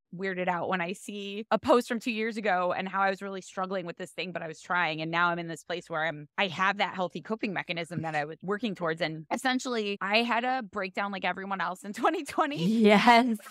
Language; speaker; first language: English; native; English